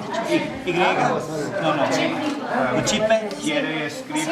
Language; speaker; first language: Spanish; non-native, learner; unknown